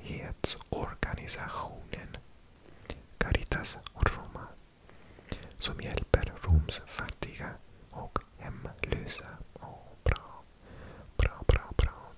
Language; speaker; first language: Swedish; non-native, learner; English